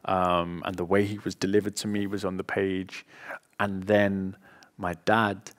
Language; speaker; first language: English; native; English